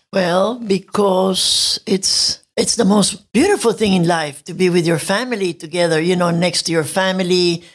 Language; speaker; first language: English; non-native, local second language; Spanish